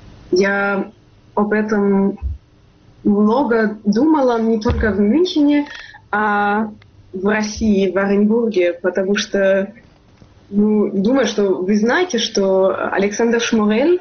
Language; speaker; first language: Russian; non-native, fluent; German